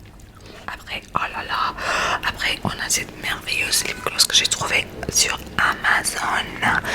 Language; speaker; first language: French; non-native, learner; Spanish